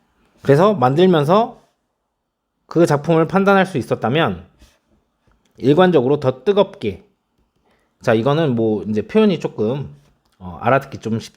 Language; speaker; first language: Korean; native; Korean